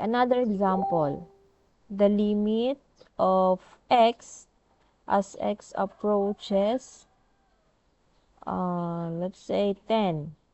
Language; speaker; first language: English; non-native, local second language; Filipino